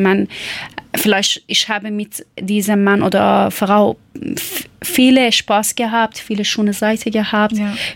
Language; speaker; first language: German; non-native, learner; Persian